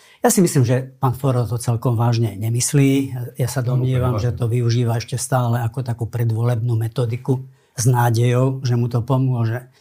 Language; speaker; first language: Slovak; native; Slovak